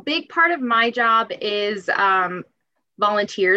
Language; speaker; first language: English; native; English